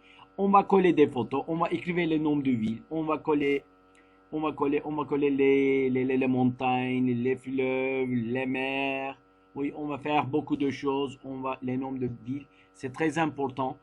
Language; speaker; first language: French; non-native, fluent; Turkish